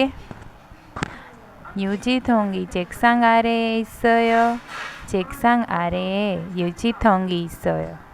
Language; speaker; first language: Korean; non-native, fluent; Hindi